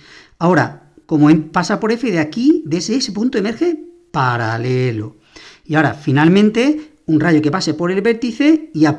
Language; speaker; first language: Spanish; native; Spanish